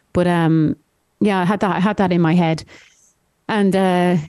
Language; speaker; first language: English; native; English